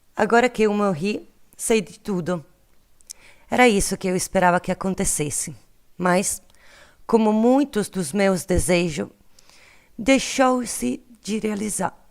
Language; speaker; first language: Portuguese; non-native, learner; Italian